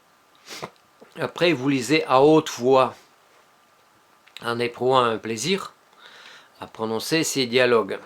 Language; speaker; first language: French; non-native, fluent; Russian